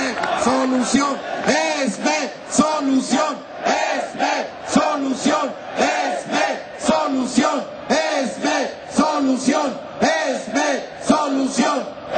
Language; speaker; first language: Spanish; native; Spanish